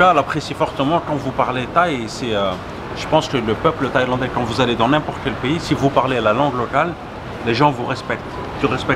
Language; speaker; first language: French; native; French